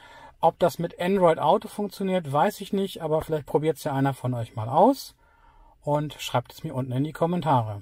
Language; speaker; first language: German; native; German